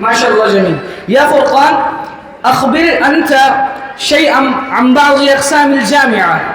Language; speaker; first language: Arabic; non-native, learner; Urdu